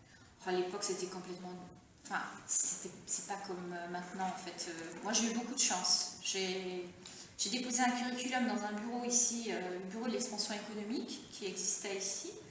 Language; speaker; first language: French; early bilingual, other home language; Italian